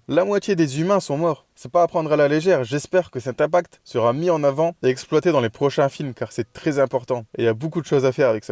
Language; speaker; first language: French; native; French